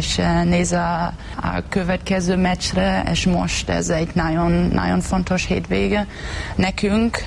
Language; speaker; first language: Hungarian; non-native, learner; German